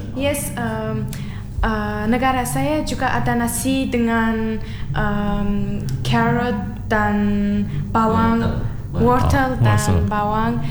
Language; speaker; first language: Indonesian; non-native, learner; Turkmen